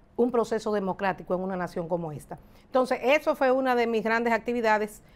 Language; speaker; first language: Spanish; native; Spanish